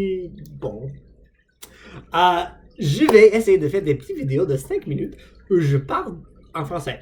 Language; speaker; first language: French; non-native, fluent; English